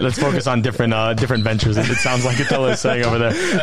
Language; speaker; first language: English; native; English